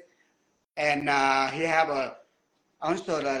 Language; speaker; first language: English; non-native, learner; Vietnamese